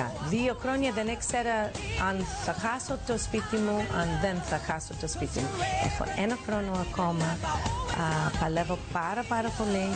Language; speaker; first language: Greek; early bilingual, heritage; English